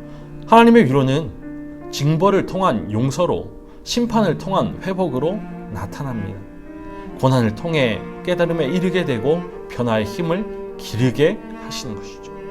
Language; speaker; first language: Korean; native; Korean